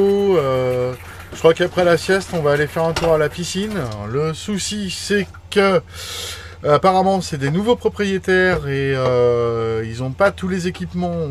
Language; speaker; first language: French; native; French